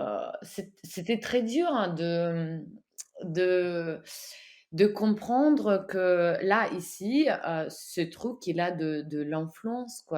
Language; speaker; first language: French; non-native, fluent; Ukrainian